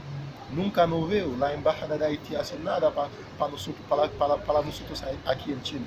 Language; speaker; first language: Spanish; non-native, fluent; Haitian Creole